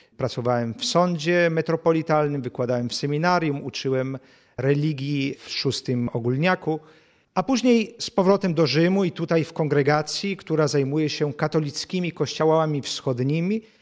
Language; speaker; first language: Polish; native; Polish